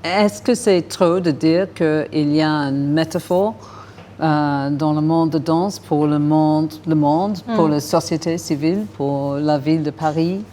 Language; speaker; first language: French; non-native, fluent; English